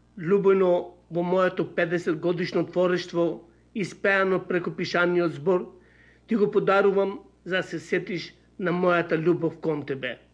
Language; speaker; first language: Macedonian; native; Macedonian